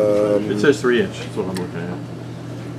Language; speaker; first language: English; native; English